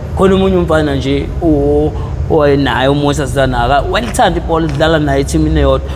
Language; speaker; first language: Zulu; native; Zulu